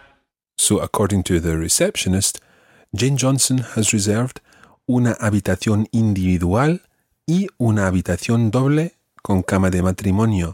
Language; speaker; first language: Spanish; non-native, fluent; English